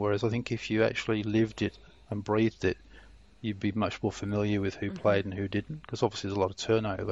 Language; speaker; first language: English; native; English